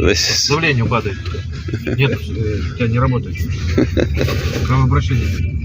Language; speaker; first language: Russian; native; Russian